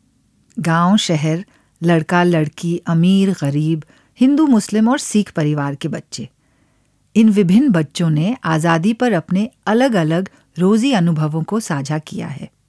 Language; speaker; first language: Hindi; native; Hindi